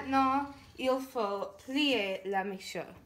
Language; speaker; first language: French; non-native, learner; English